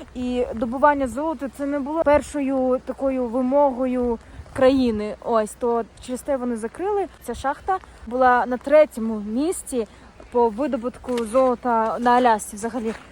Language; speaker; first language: Ukrainian; native; Ukrainian